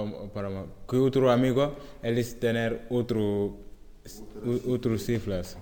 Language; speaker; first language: Spanish; non-native, learner; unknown